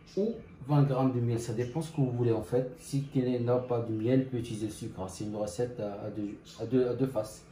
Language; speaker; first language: French; non-native, local second language; Arabic